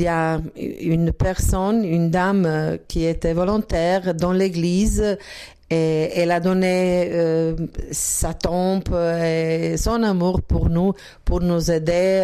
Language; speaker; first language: French; non-native, learner; Croatian